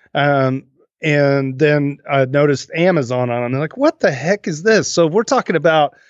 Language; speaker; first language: English; native; English